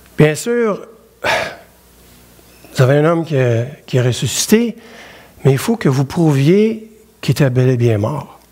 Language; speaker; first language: French; native; French